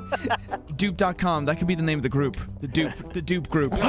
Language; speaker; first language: English; native; English